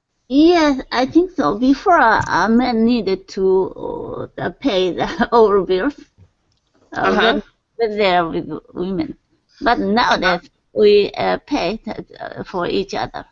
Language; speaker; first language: English; non-native, learner; Japanese